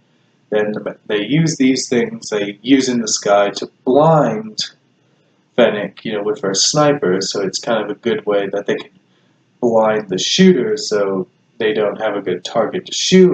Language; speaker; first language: English; native; English